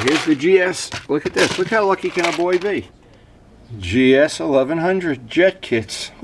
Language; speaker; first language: English; native; English